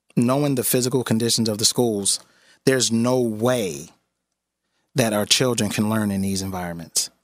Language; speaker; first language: English; native; English